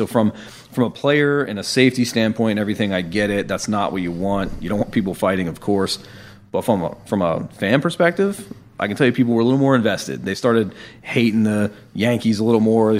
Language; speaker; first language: English; native; English